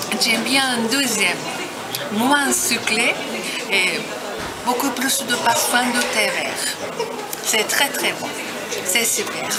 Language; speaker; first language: French; non-native, learner; Japanese